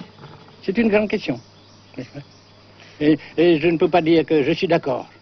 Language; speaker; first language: French; non-native, fluent; Vietnamese